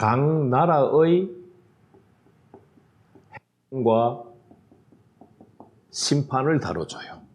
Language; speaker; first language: Korean; native; Korean